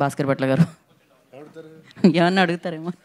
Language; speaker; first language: Telugu; native; Telugu